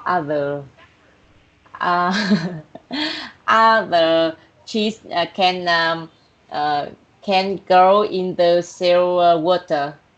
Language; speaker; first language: English; non-native, learner; Vietnamese